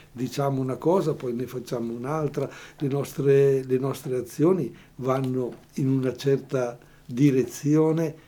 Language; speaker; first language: Italian; native; Italian